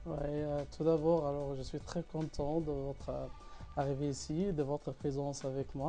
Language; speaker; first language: French; non-native, fluent; Arabic